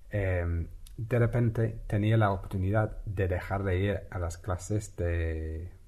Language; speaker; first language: Spanish; non-native, fluent; English